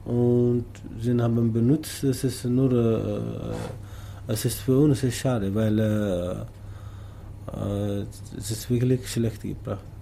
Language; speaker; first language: German; non-native, learner; Tamasheq